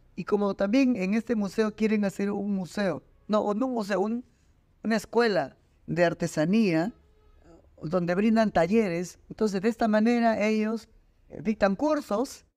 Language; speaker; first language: Spanish; native; Spanish